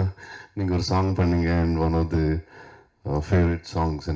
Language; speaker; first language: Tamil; non-native, learner; Telugu